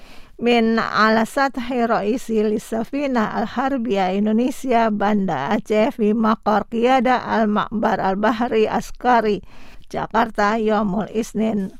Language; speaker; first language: Arabic; non-native, fluent; Indonesian